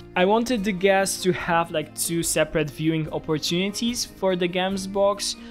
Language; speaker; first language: English; non-native, fluent; Polish